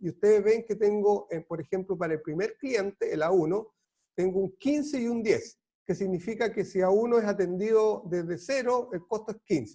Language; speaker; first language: Spanish; native; Spanish